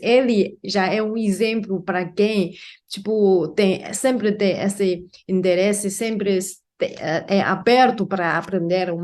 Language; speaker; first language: Portuguese; non-native, fluent; Chinese